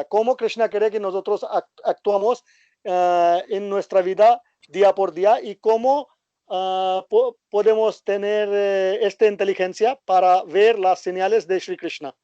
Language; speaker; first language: Spanish; non-native, learner; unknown